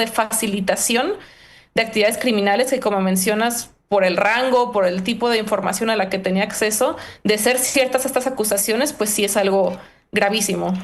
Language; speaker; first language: Spanish; native; Spanish